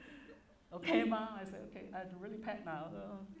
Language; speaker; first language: English; non-native, local second language; Cantonese